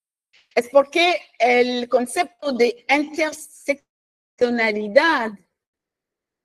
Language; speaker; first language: Spanish; non-native, fluent; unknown